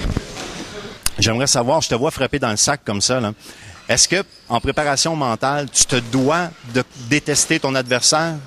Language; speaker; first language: French; native; French